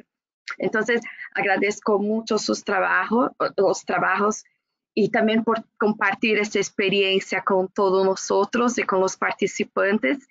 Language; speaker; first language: Spanish; non-native, fluent; Portuguese